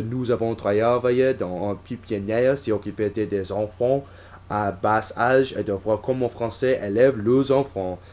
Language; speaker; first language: French; non-native, learner; English